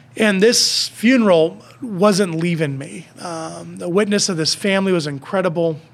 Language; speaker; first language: English; native; English